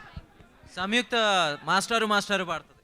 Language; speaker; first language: Telugu; native; Telugu